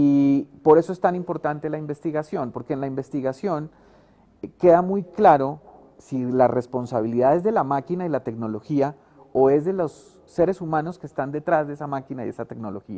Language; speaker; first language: Spanish; native; Spanish